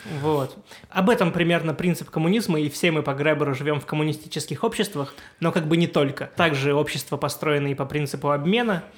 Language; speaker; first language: Russian; native; Russian